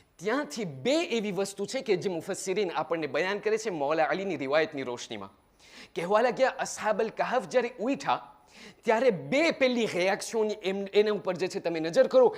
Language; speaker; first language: Gujarati; early bilingual, heritage; Gujarati